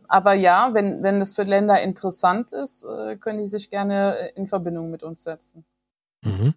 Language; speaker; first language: German; native; German